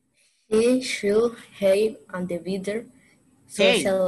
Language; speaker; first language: English; non-native, learner; Spanish